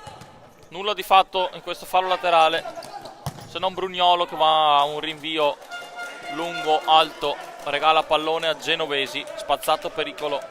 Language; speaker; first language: Italian; native; Italian